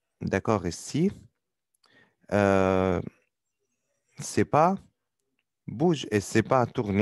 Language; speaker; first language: French; non-native, learner; Arabic